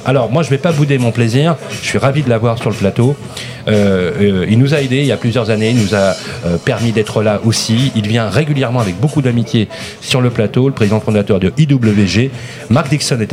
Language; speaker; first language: French; native; French